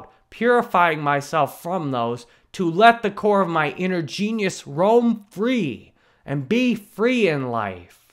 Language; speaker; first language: English; native; English